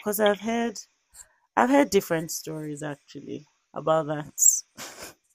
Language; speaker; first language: English; non-native, local second language; Yoruba